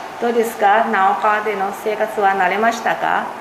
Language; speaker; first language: Japanese; native; Japanese